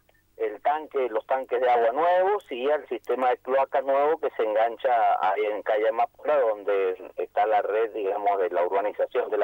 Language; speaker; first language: Spanish; native; Spanish